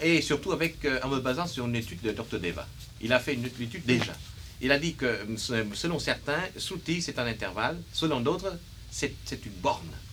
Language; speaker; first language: French; native; French